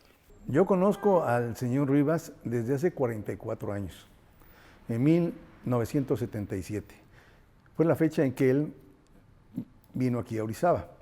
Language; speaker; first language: Spanish; native; Spanish